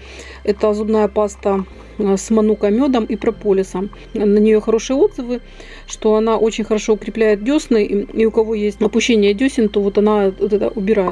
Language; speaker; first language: Russian; native; Russian